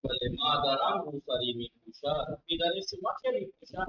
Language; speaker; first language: Persian; non-native, fluent; Urdu